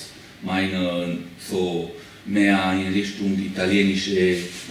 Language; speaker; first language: German; non-native, learner; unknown